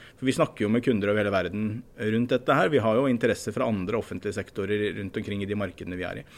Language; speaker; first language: Norwegian; native; Norwegian